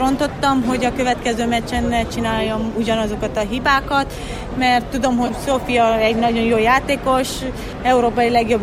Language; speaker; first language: Hungarian; non-native, local second language; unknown